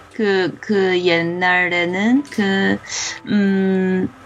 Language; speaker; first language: Korean; non-native, learner; Chinese